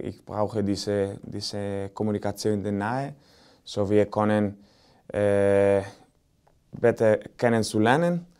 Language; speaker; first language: German; non-native, learner; Spanish